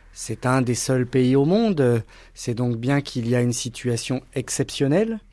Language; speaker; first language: French; native; French